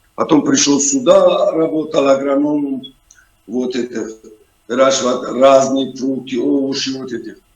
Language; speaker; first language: Russian; non-native, local second language; Tajik